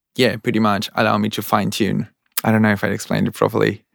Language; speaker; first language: English; non-native, fluent; Spanish